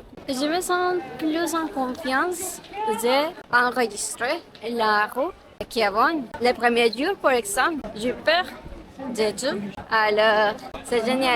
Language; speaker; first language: French; non-native, learner; Spanish